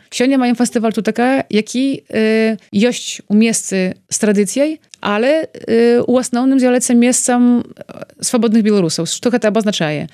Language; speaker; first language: Belarusian; native; Belarusian